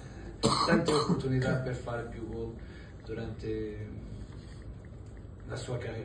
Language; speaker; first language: Italian; non-native, fluent; Portuguese